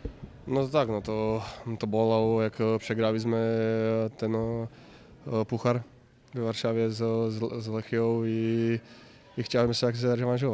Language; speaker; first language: Polish; non-native, fluent; Slovak